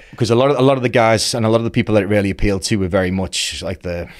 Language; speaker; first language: English; native; English